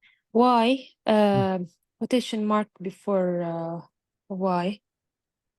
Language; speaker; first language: English; non-native, learner; Arabic